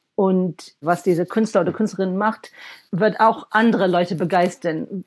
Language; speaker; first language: German; non-native, fluent; English